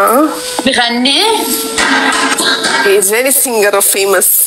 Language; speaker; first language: English; non-native, learner; Arabic